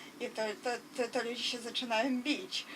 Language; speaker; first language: Polish; non-native, fluent; Russian